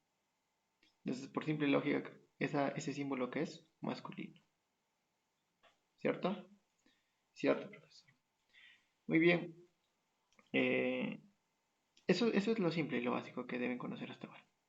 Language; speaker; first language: Spanish; native; Spanish